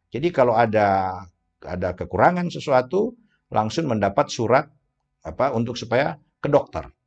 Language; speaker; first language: Indonesian; native; Indonesian